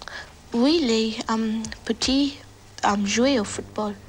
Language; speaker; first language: French; non-native, learner; English